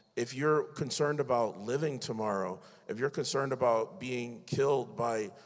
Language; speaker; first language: English; native; English